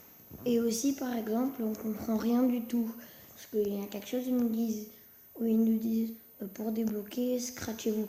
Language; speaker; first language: French; native; French